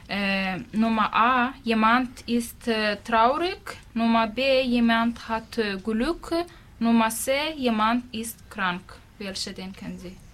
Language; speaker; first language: German; non-native, learner; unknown